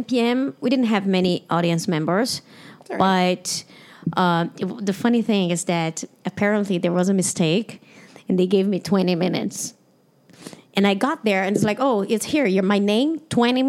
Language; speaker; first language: English; non-native, fluent; Portuguese